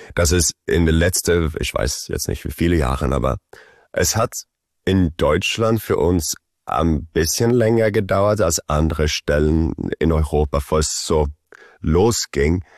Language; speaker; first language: German; early bilingual, heritage; Swedish